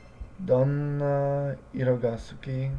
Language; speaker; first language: Japanese; non-native, learner; English